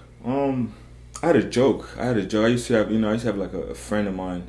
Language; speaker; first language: English; non-native, local second language; Zulu